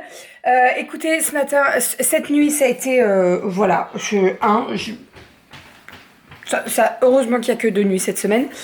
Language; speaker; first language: French; native; French